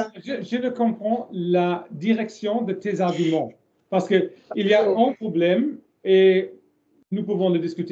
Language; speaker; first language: French; non-native, learner; German